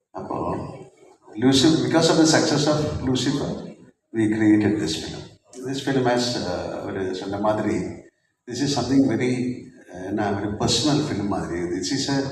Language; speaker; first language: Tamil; non-native, learner; Malayalam